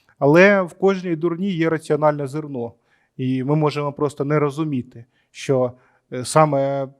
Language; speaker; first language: Ukrainian; non-native, local second language; Russian